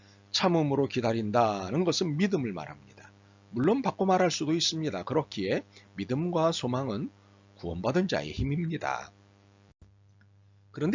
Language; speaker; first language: Korean; native; Korean